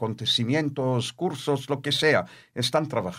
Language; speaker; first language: Spanish; non-native, fluent; Hebrew